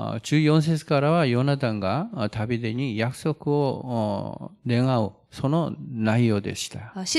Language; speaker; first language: Japanese; non-native, fluent; Korean